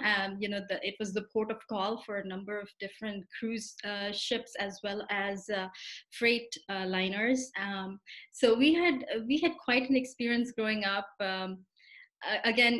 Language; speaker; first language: English; non-native, local second language; Telugu